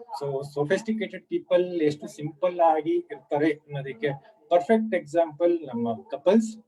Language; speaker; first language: Kannada; native; Kannada